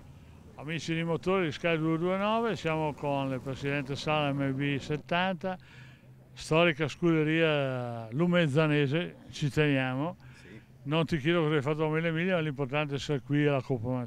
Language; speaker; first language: Italian; native; Italian